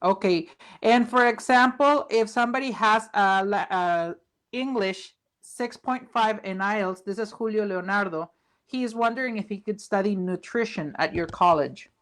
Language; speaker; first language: English; non-native, fluent; Spanish